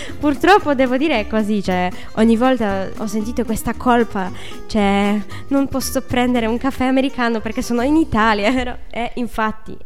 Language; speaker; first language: Italian; non-native, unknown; Polish